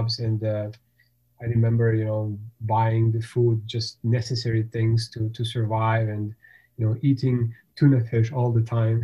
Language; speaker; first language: English; non-native, fluent; Bosnian